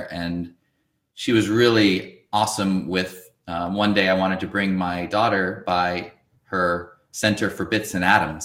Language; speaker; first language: English; native; English